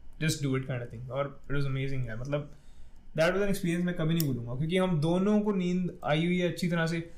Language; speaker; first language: Hindi; non-native, local second language; Punjabi